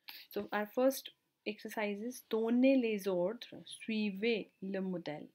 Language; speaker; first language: French; non-native, fluent; Hindi